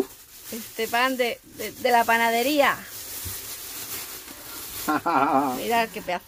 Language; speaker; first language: Spanish; native; Spanish